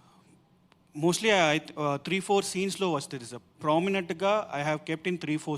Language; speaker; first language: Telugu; non-native, learner; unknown